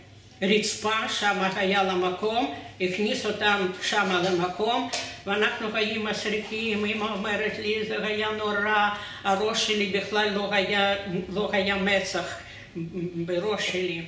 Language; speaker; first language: Hebrew; non-native, fluent; Russian